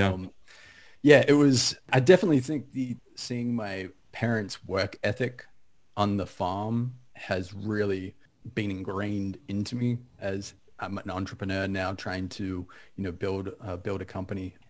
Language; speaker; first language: English; native; English